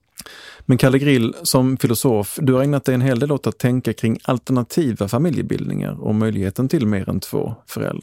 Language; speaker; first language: Swedish; native; Swedish